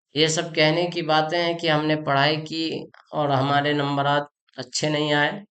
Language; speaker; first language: Urdu; native; Urdu